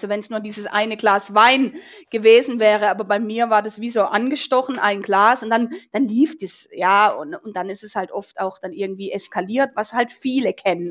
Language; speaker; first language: German; native; German